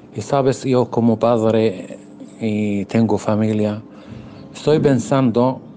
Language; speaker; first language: Spanish; non-native, fluent; Arabic